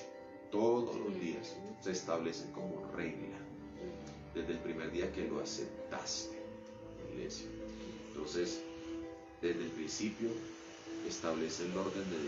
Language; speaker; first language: Spanish; native; Spanish